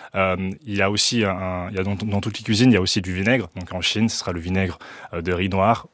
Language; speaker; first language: French; early bilingual, other home language; Chinese